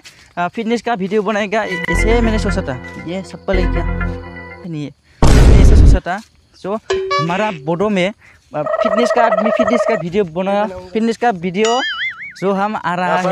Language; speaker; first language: Hindi; non-native, local second language; Bodo